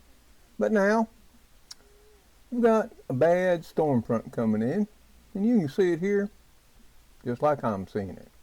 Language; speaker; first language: English; native; English